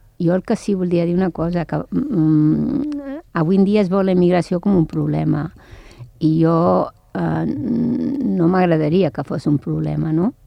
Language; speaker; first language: Catalan; early bilingual, other home language; Arabic